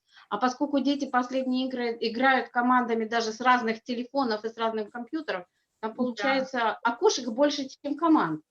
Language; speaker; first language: Russian; native; Russian